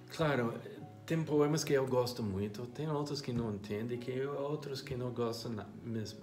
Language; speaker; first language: Portuguese; non-native, fluent; English